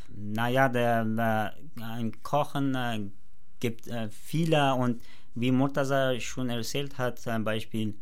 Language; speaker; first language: German; non-native, learner; Persian